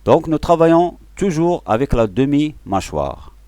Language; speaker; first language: French; non-native, local second language; Arabic